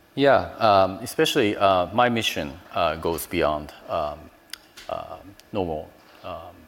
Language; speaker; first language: English; non-native, fluent; Japanese